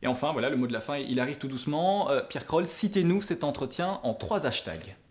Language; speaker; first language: French; native; French